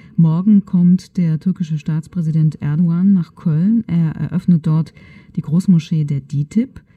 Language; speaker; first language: German; native; German